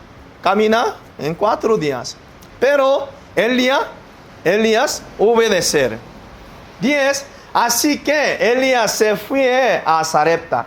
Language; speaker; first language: Spanish; non-native, learner; Korean